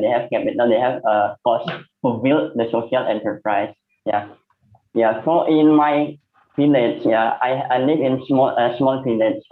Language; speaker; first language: English; non-native, learner; Indonesian